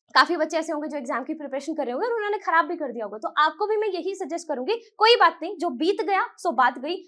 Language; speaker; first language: Hindi; native; Hindi